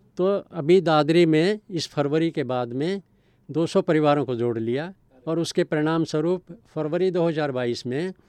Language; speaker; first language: Hindi; native; Hindi